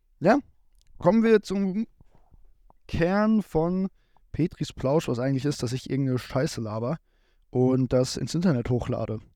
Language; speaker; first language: German; native; German